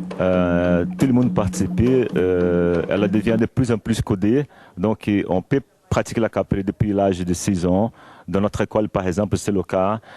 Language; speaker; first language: French; non-native, fluent; Portuguese